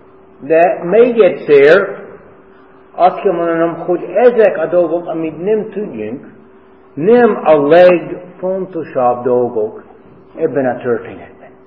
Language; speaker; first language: Hungarian; non-native, fluent; English